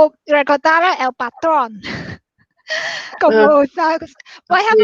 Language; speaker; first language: Spanish; non-native, learner; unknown